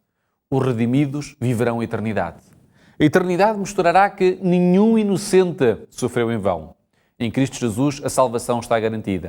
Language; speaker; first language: Portuguese; native; Portuguese